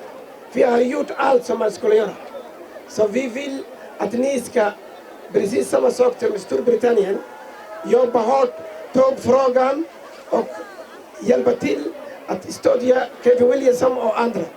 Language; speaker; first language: Swedish; non-native, fluent; Somali